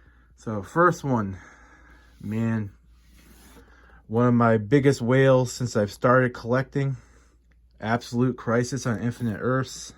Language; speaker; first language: English; native; English